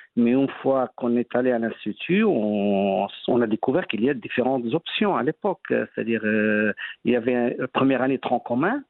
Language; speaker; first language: French; non-native, local second language; Arabic